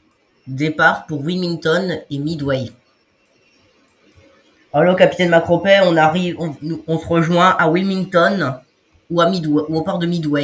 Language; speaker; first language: French; native; French